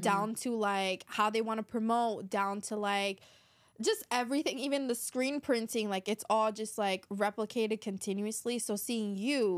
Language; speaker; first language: English; native; English